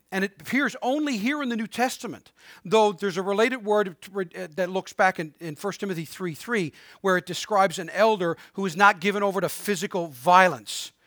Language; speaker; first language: English; native; English